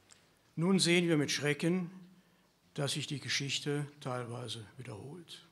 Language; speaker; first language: German; native; German